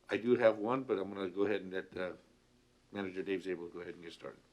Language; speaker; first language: English; early bilingual, other home language; Spanish